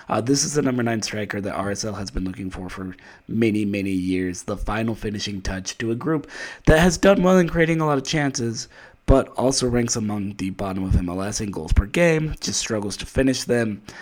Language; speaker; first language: English; native; English